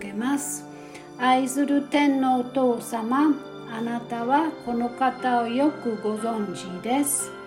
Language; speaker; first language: Japanese; non-native, fluent; German